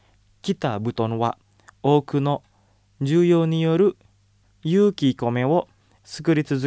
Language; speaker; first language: Japanese; non-native, fluent; Indonesian